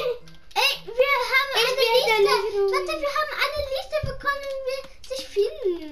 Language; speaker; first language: German; non-native, learner; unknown